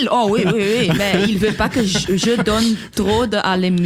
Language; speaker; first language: French; non-native, local second language; Dutch